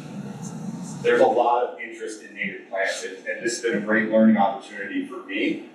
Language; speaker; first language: English; native; English